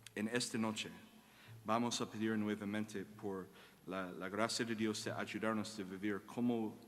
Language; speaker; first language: Spanish; non-native, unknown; English